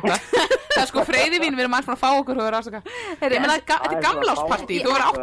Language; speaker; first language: Icelandic; native; Icelandic